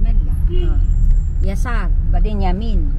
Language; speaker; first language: Arabic; non-native, learner; Filipino